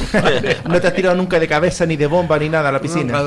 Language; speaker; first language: Spanish; native; Spanish